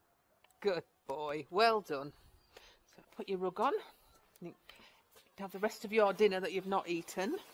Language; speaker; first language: English; native; English